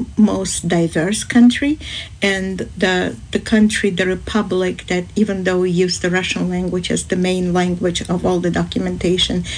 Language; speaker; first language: English; non-native, fluent; Azerbaijani